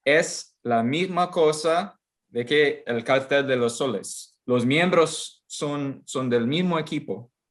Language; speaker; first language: Spanish; non-native, fluent; English